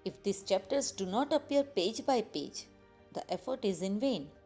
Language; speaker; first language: English; non-native, local second language; Gujarati